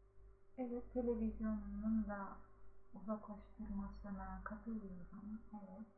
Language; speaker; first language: Turkish; non-native, fluent; Kazakh